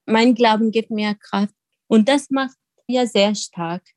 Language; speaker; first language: German; non-native, learner; Kurdish